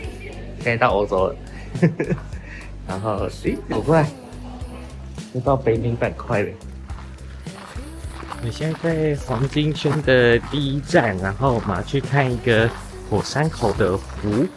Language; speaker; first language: Chinese; native; Chinese